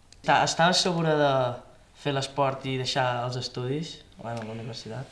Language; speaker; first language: Catalan; early bilingual, other home language; Spanish